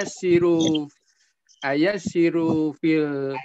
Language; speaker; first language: Arabic; non-native, learner; Indonesian